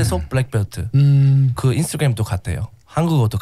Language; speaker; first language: Korean; non-native, learner; English